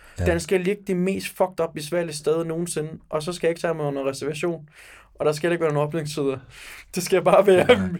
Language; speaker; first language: Danish; early bilingual, other home language; Turkish